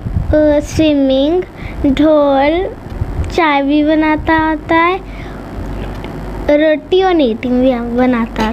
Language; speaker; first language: Hindi; non-native, local second language; Punjabi